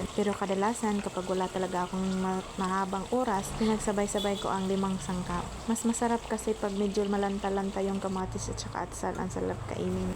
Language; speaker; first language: Filipino; non-native, local second language; Cebuano